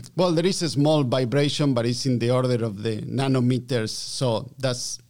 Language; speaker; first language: English; non-native, fluent; Spanish